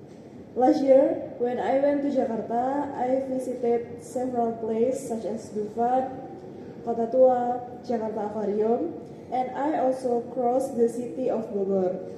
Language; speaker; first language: English; non-native, learner; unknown